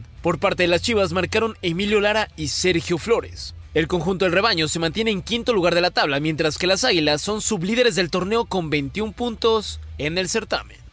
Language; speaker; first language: Spanish; native; Spanish